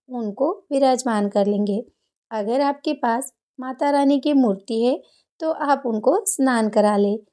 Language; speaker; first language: Hindi; native; Hindi